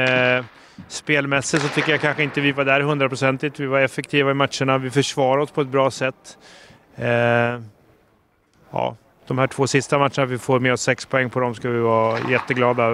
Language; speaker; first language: Swedish; native; Swedish